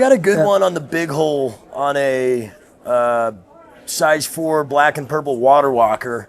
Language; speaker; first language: English; native; English